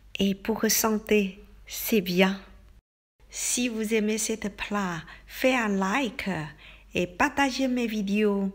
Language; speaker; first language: French; non-native, learner; Chinese